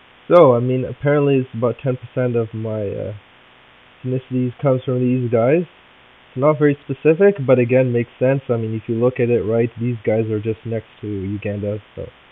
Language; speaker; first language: English; native; English